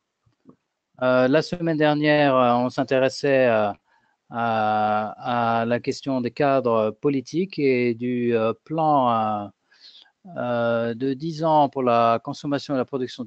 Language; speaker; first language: French; native; French